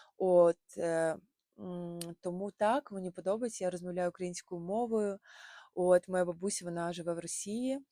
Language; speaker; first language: Ukrainian; non-native, local second language; Russian